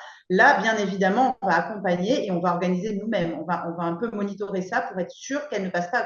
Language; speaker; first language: French; native; French